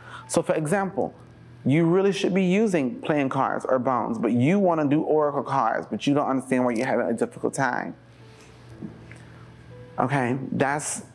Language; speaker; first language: English; native; English